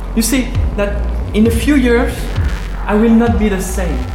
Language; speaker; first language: English; non-native, fluent; French